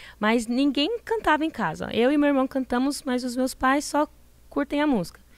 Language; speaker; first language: Portuguese; early bilingual, heritage; Portuguese